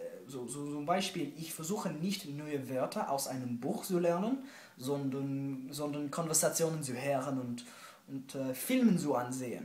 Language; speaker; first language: German; non-native, learner; English